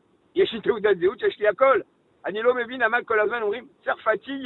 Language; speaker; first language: Hebrew; non-native, learner; French